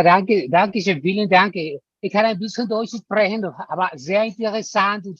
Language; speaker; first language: German; non-native, learner; Spanish